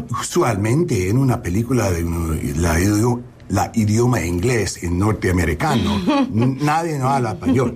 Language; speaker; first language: Spanish; non-native, learner; English